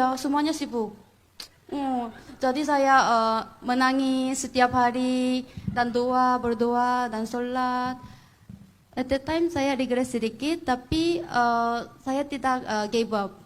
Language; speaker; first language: Indonesian; non-native, fluent; Korean